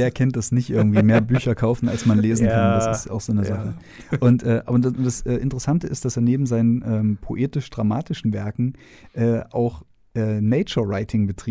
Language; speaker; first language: German; native; German